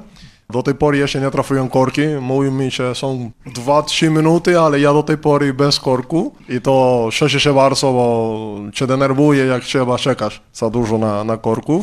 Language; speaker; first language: Polish; non-native, learner; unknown